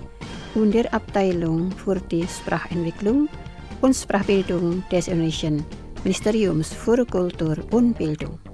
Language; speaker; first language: German; non-native, fluent; Indonesian